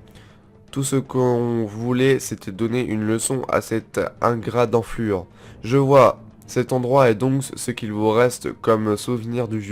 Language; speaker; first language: French; native; French